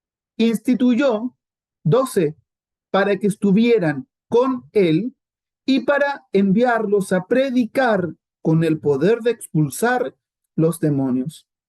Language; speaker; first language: Spanish; native; Spanish